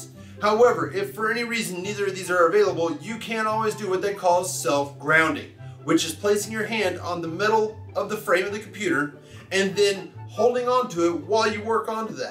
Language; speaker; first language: English; native; English